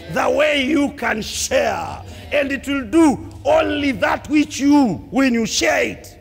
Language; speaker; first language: English; non-native, local second language; Swahili